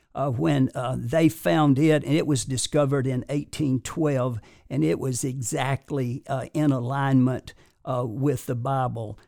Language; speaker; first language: English; native; English